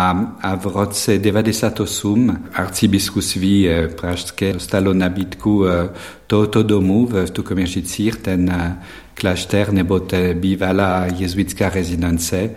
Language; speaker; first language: Czech; non-native, fluent; French